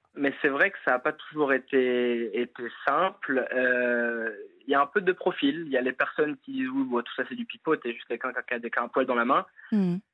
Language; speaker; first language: French; native; French